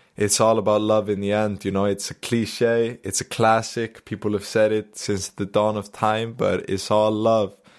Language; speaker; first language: English; non-native, fluent; Icelandic